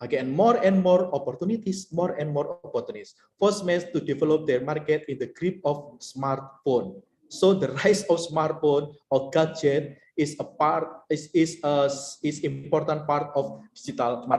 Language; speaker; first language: English; non-native, learner; Indonesian